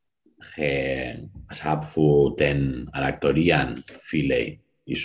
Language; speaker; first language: Greek; non-native, learner; English